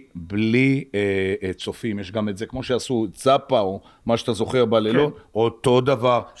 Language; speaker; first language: Hebrew; native; Hebrew